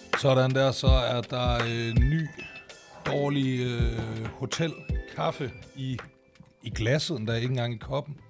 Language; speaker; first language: Danish; native; Danish